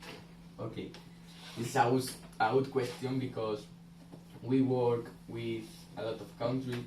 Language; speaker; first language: English; non-native, learner; Spanish